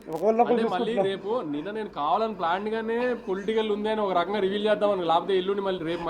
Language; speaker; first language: Telugu; native; Telugu